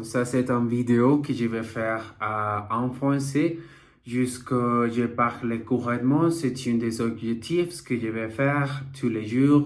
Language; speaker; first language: French; non-native, learner; Portuguese